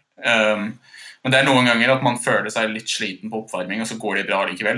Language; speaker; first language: Norwegian; non-native, fluent; English